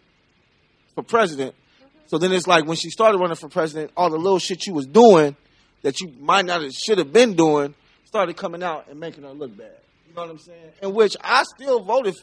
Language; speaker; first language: English; native; English